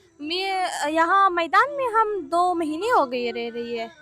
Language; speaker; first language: Urdu; non-native, learner; Persian